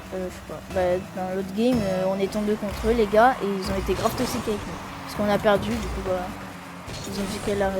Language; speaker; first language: French; native; French